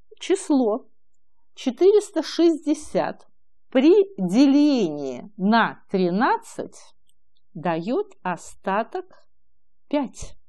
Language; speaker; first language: Russian; native; Russian